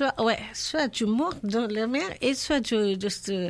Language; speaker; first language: French; non-native, learner; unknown